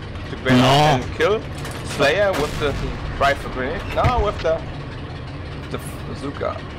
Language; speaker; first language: English; non-native, fluent; German